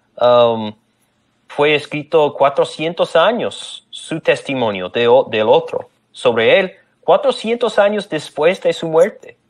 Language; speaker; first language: Spanish; non-native, fluent; English